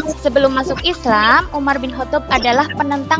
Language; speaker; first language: Indonesian; native; Indonesian